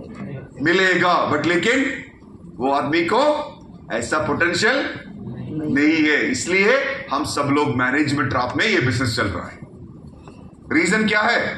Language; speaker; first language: Hindi; non-native, local second language; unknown